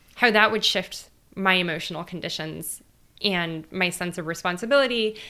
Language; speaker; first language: English; native; English